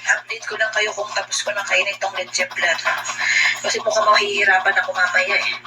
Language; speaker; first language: Filipino; native; Filipino